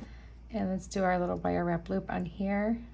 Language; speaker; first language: English; native; English